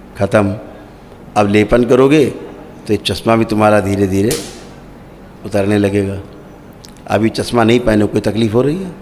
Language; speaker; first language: Hindi; native; Hindi